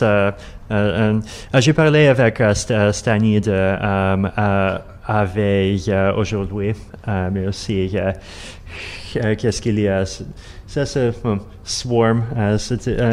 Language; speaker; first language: French; non-native, learner; Russian